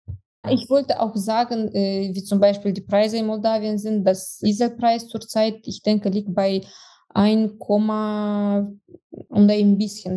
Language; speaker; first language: German; non-native, fluent; Romanian